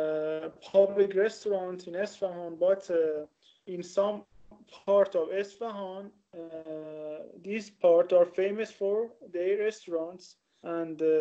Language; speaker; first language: English; non-native, learner; Persian